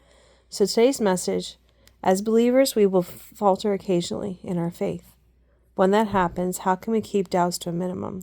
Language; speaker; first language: English; native; English